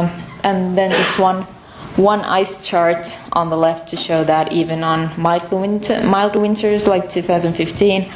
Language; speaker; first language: English; non-native, fluent; Finnish